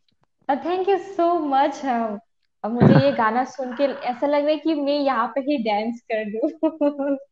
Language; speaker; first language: Hindi; non-native, local second language; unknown